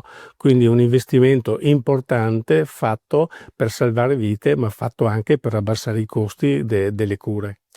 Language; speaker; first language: Italian; native; Italian